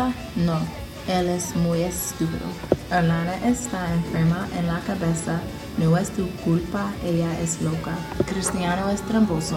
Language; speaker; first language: Spanish; non-native, learner; English